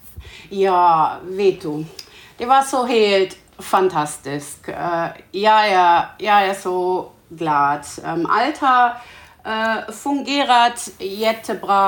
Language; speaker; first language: Swedish; non-native, learner; German